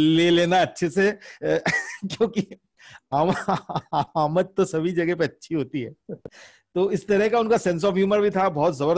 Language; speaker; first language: Hindi; native; Hindi